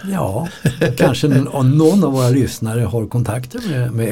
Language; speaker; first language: Swedish; native; Swedish